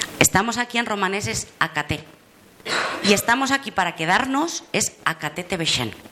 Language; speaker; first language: Spanish; native; Spanish